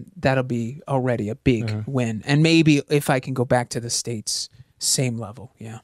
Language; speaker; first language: English; early bilingual, other home language; German